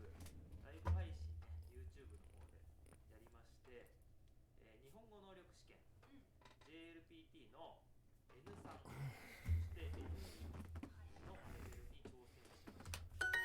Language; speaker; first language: Japanese; native; Japanese